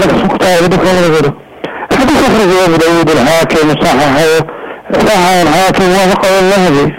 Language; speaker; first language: Arabic; native; Arabic